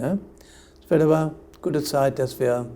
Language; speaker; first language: German; non-native, fluent; English